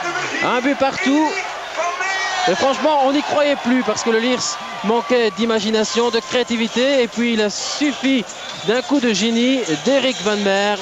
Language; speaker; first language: French; native; French